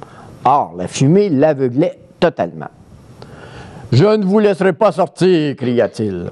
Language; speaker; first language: French; native; French